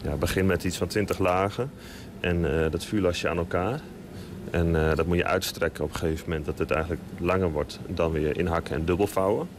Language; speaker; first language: Dutch; native; Dutch